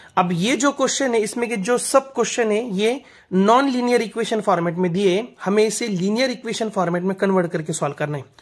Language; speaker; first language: Hindi; non-native, local second language; Marathi